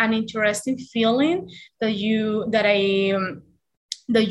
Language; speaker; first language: English; non-native, fluent; Spanish